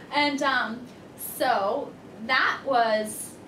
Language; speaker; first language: English; native; English